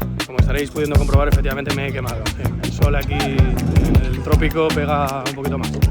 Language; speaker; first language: Spanish; native; Spanish